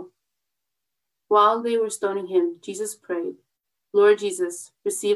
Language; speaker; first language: English; native; English